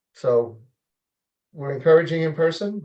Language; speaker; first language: English; native; English